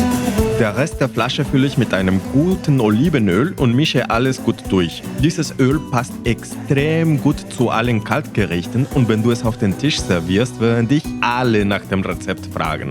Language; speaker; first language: German; non-native, fluent; Spanish